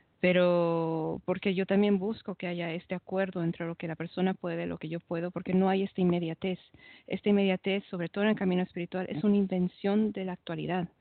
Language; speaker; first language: Spanish; native; Spanish